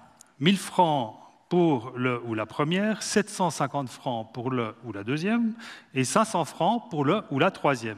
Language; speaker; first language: French; native; French